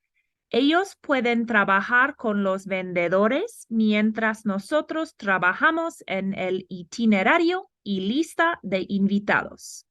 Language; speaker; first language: Spanish; non-native, fluent; English